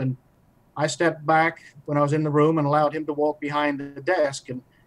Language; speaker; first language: English; native; English